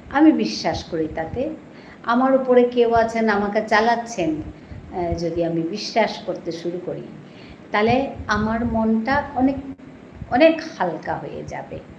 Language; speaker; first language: Bangla; non-native, local second language; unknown